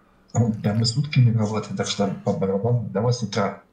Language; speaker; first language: Russian; native; Russian